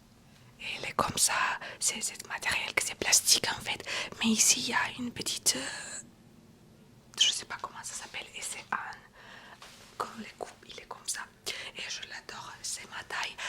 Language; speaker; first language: French; non-native, fluent; Romanian